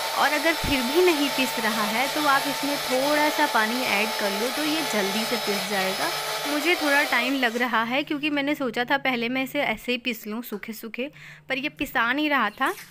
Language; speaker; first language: Hindi; native; Hindi